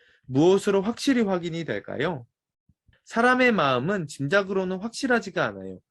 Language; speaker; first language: Korean; native; Korean